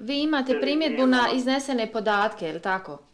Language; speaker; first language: Serbian; native; Serbian